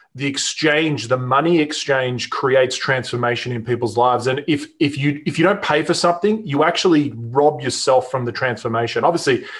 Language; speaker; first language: English; native; English